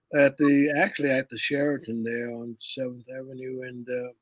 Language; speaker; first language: English; native; English